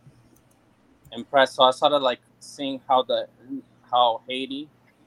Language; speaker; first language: English; non-native, fluent; Portuguese